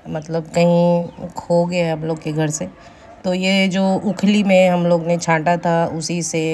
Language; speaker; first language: Hindi; native; Hindi